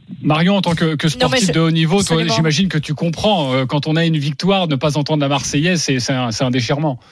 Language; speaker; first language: French; native; French